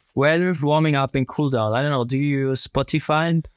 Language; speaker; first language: English; non-native, fluent; German